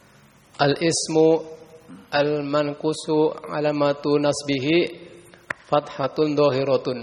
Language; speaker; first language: Arabic; non-native, learner; Indonesian